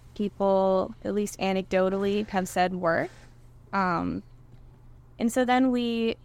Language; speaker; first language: English; native; English